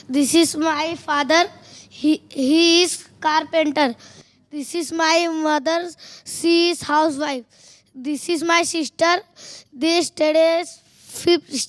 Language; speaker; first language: English; non-native, learner; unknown